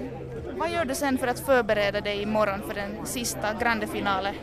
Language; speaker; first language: Swedish; native; Swedish